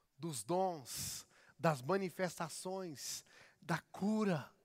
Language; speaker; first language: Portuguese; native; Portuguese